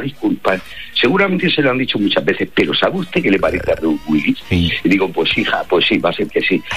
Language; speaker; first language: Spanish; native; Spanish